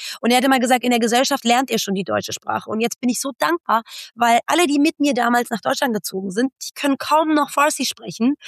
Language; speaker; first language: German; early bilingual, other home language; Persian